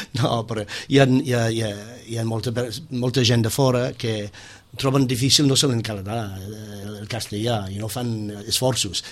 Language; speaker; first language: Catalan; non-native, fluent; English